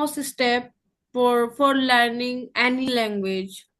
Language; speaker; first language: English; non-native, local second language; Hindi